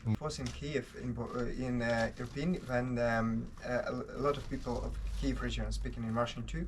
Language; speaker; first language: English; non-native, learner; Ukrainian